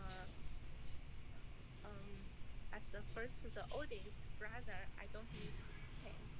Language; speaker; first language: English; non-native, learner; Chinese